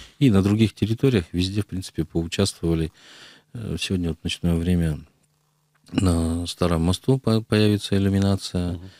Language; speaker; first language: Russian; native; Russian